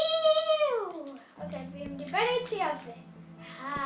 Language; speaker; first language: Welsh; native; Welsh